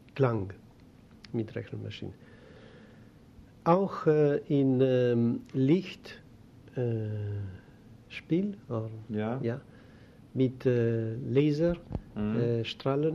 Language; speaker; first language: German; non-native, learner; Greek